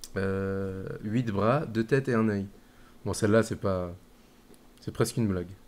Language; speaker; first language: French; early bilingual, other home language; Arabic